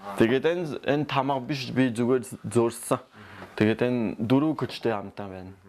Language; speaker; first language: Mongolian; non-native, learner; French